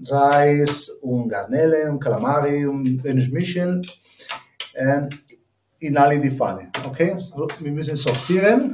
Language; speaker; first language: German; non-native, learner; Spanish